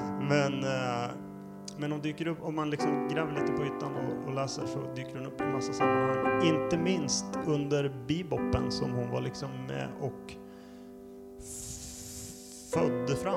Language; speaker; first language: Swedish; native; Swedish